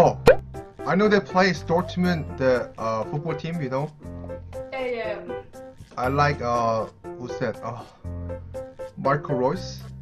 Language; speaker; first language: English; non-native, fluent; Korean